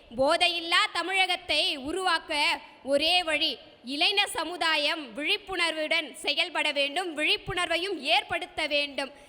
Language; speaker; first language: Tamil; native; Tamil